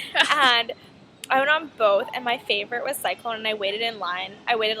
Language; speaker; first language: English; native; English